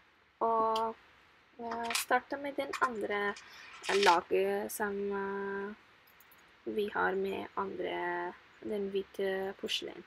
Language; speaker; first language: Norwegian; non-native, fluent; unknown